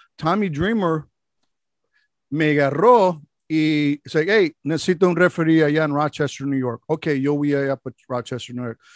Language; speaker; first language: Spanish; non-native, learner; English